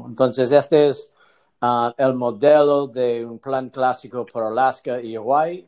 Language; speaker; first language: Spanish; non-native, learner; English